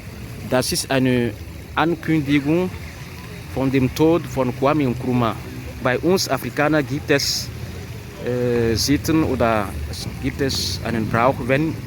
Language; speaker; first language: German; non-native, fluent; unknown